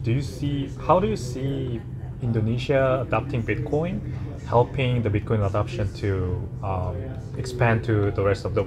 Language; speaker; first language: English; non-native, fluent; Korean